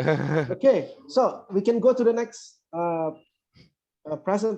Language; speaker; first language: English; non-native, fluent; Indonesian